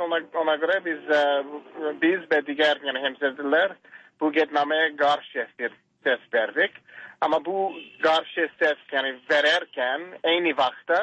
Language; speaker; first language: Turkish; non-native, learner; English